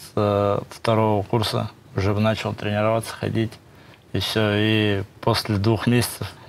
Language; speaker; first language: Russian; native; Russian